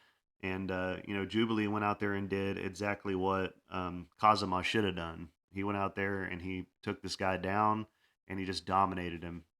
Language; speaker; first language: English; native; English